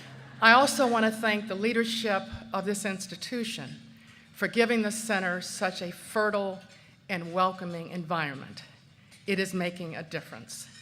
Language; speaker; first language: English; native; English